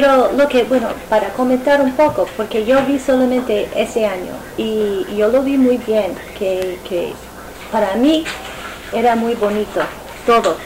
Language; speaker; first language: Spanish; non-native, fluent; English